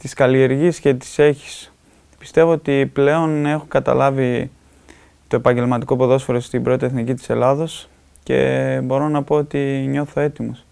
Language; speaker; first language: Greek; native; Greek